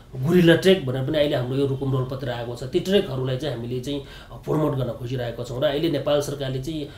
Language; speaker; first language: Nepali; non-native, local second language; Sherpa